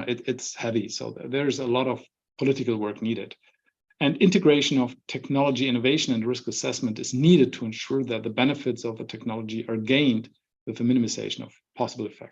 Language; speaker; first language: English; non-native, fluent; German